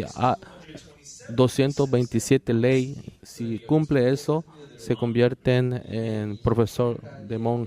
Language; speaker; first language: Spanish; non-native, learner; Korean